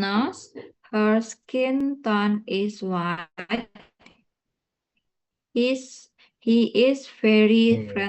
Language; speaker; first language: English; non-native, learner; Indonesian